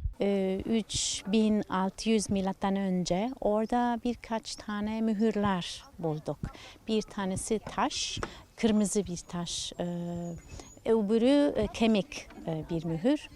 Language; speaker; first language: Turkish; non-native, learner; Italian